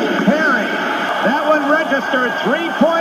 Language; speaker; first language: English; native; English